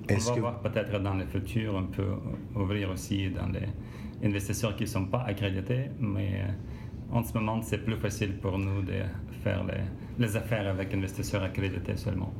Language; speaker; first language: French; non-native, learner; Russian